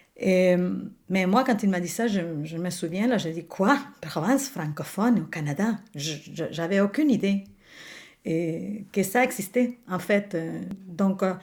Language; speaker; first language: French; non-native, fluent; Spanish